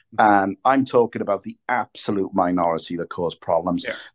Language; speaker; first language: English; native; English